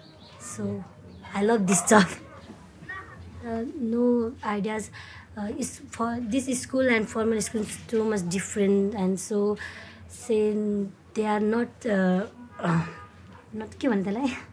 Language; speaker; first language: English; non-native, learner; Nepali